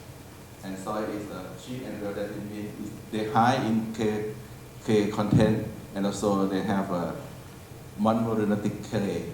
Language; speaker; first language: English; non-native, learner; Thai